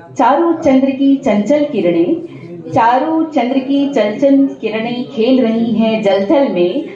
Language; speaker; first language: Hindi; native; Hindi